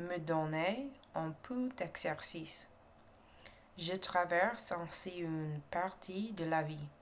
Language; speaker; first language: French; non-native, learner; English